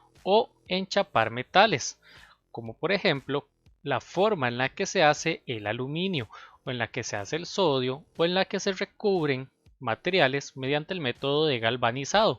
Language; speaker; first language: Spanish; native; Spanish